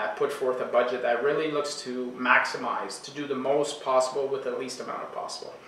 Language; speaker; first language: English; non-native, local second language; French